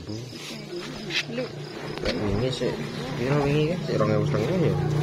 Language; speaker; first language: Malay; non-native, local second language; Javanese